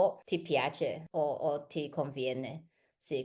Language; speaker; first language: Italian; non-native, learner; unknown